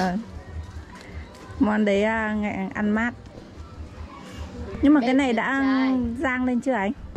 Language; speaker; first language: Vietnamese; native; Vietnamese